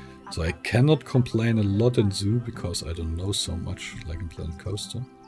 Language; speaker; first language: English; non-native, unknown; German